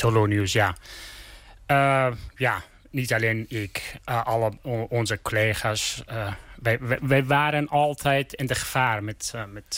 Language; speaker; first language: Dutch; non-native, learner; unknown